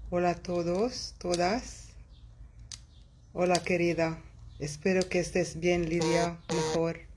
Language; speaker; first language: Spanish; non-native, local second language; Arabic